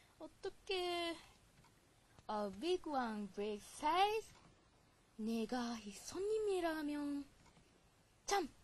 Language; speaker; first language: Korean; non-native, learner; Japanese